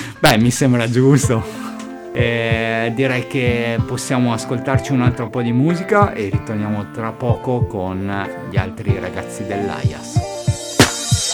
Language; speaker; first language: Italian; native; Italian